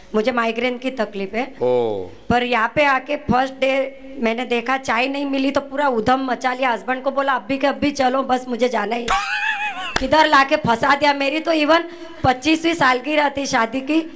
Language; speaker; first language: Hindi; non-native, local second language; Gujarati